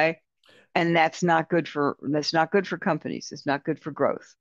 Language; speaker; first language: English; native; English